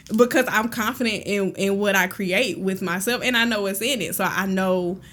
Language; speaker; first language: English; native; English